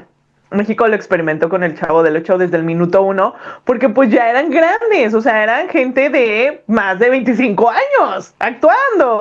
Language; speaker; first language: Spanish; native; Spanish